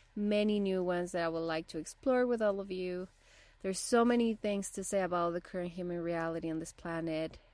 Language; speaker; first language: English; non-native, fluent; Spanish